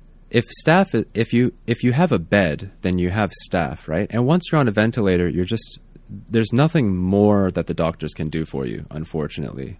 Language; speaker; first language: English; native; English